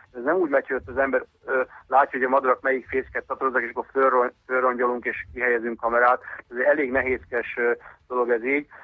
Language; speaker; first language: Hungarian; native; Hungarian